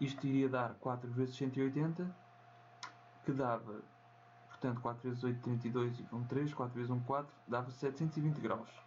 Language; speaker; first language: Portuguese; native; Portuguese